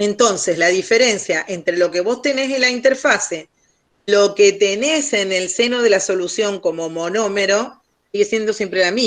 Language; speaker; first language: Spanish; native; Spanish